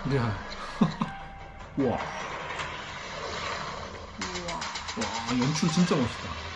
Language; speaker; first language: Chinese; non-native, learner; Korean